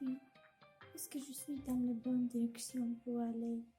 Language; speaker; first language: French; non-native, learner; Russian